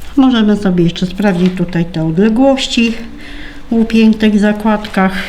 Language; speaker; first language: Polish; native; Polish